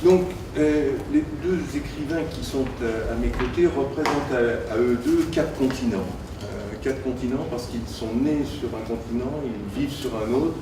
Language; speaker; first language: French; native; French